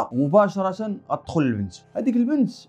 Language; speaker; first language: Arabic; native; Arabic